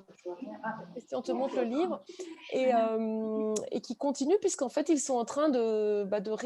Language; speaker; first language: French; native; French